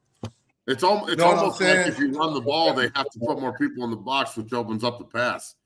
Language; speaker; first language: English; native; English